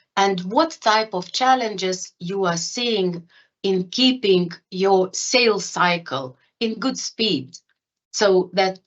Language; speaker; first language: English; non-native, fluent; Lithuanian